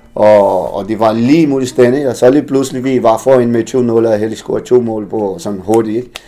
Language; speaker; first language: Danish; non-native, fluent; Portuguese